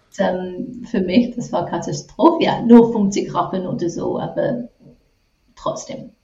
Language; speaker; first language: German; non-native, fluent; English